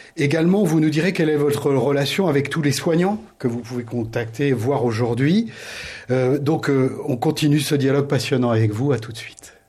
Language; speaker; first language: French; native; French